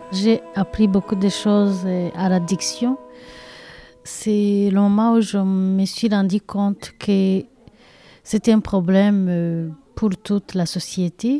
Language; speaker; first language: French; non-native, learner; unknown